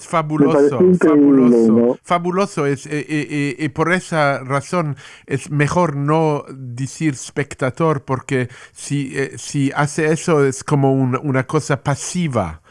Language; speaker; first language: Spanish; non-native, learner; English